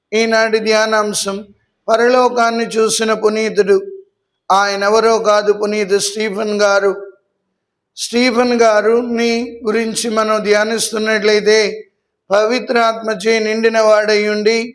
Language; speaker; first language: Telugu; native; Telugu